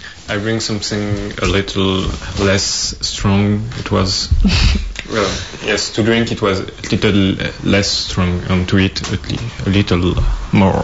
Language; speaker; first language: English; non-native, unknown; French